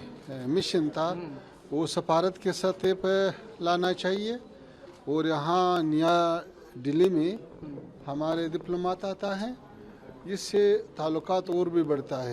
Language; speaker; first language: Hindi; non-native, learner; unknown